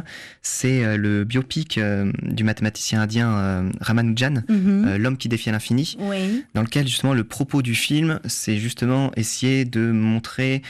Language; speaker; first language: French; native; French